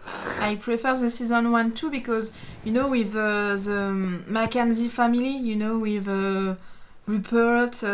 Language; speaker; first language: English; non-native, learner; French